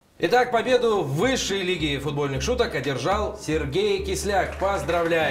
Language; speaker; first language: Russian; native; Russian